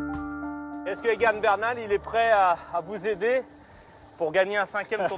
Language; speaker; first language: French; native; French